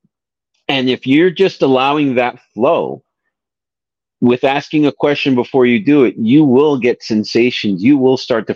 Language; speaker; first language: English; native; English